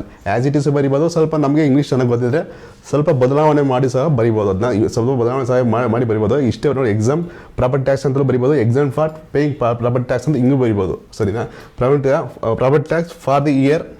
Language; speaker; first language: Kannada; native; Kannada